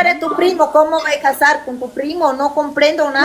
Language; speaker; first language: Spanish; non-native, learner; Portuguese